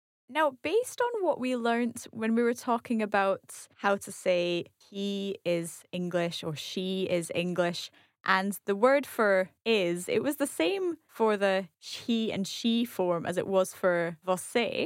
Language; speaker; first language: English; native; English